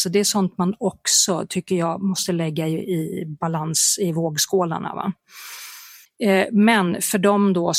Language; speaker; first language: Swedish; native; Swedish